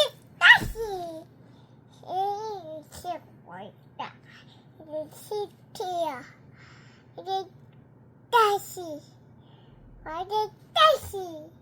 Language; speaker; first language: Chinese; non-native, learner; Lao